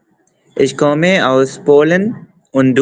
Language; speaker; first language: German; non-native, learner; Urdu